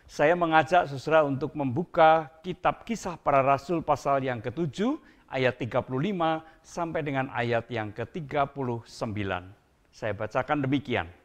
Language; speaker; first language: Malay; non-native, local second language; Indonesian